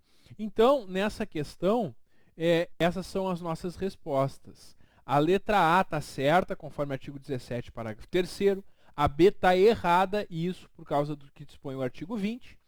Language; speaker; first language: Portuguese; native; Portuguese